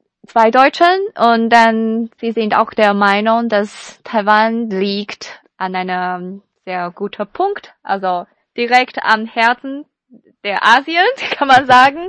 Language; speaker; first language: German; non-native, fluent; Chinese